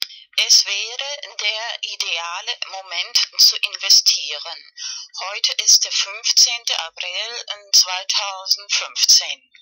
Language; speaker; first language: German; non-native, fluent; Spanish